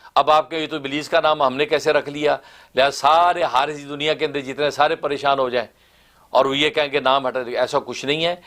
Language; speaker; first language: Urdu; native; Urdu